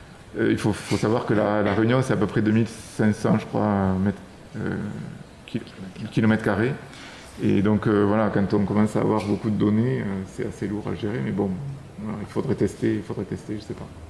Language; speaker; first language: French; native; French